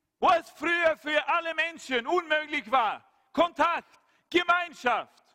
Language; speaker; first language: German; non-native, fluent; Swedish